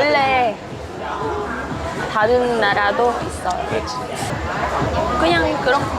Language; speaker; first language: Korean; non-native, learner; Vietnamese